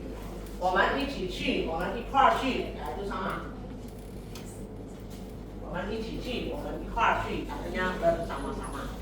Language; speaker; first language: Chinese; non-native, fluent; Indonesian